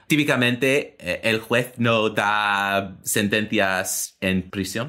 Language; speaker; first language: Spanish; non-native, learner; English